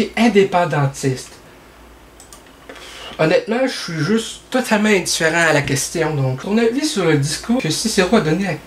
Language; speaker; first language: French; native; French